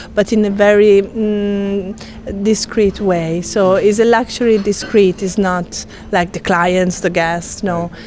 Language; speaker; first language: English; non-native, fluent; Italian